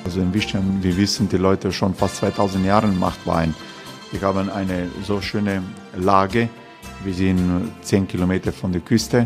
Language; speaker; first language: German; non-native, learner; Croatian